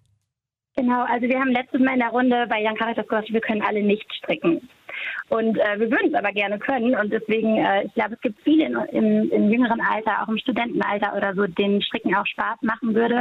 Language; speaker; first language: German; native; German